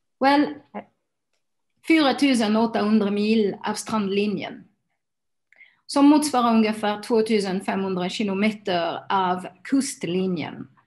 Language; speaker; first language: Swedish; non-native, fluent; French